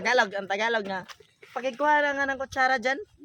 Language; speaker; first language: Filipino; non-native, local second language; Cebuano